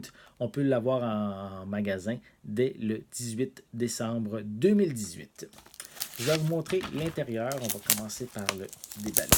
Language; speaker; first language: French; native; French